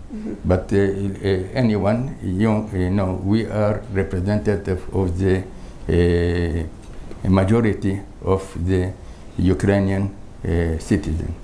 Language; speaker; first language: English; non-native, learner; Crimean Tatar